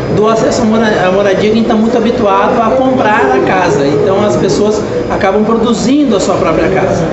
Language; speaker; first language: Portuguese; native; Portuguese